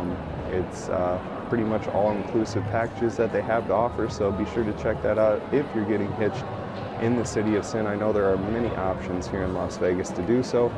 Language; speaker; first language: English; native; English